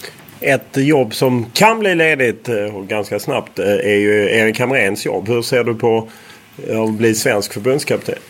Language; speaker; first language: Swedish; native; Swedish